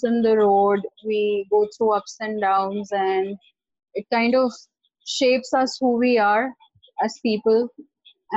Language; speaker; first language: English; non-native, local second language; Urdu